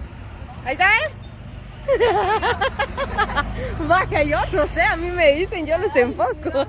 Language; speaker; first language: Spanish; native; Spanish